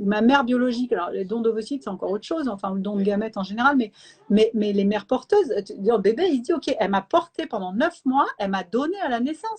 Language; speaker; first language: French; native; French